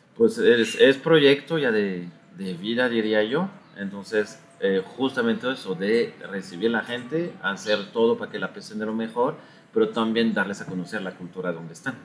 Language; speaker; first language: Spanish; non-native, fluent; French